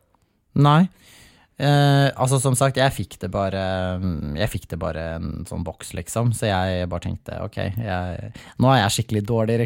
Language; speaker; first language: Norwegian; native; Norwegian